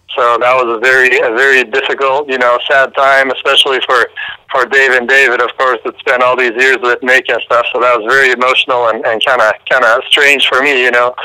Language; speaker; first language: English; early bilingual, other home language; French